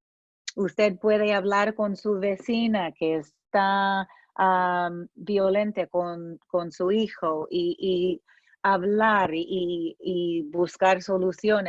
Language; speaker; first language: Spanish; non-native, fluent; English